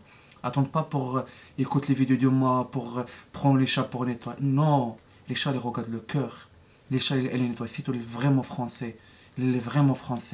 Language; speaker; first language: French; non-native, learner; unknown